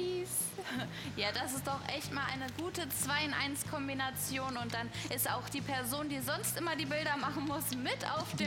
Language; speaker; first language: German; native; German